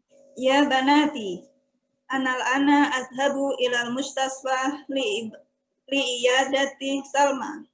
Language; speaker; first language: Arabic; non-native, learner; Indonesian